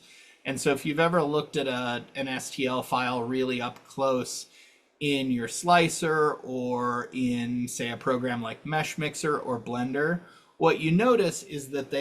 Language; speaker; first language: English; native; English